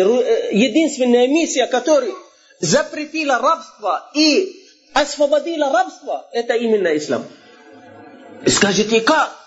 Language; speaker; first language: Russian; non-native, fluent; Arabic